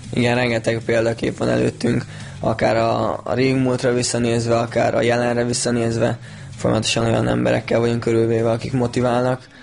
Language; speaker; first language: Hungarian; native; Hungarian